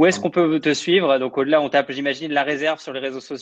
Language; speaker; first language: French; native; French